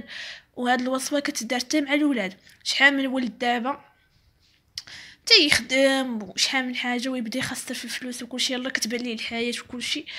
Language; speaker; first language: Arabic; native; Arabic